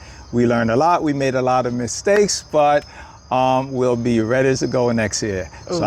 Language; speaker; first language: English; native; English